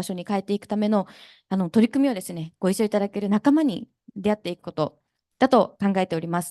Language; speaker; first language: Japanese; native; Japanese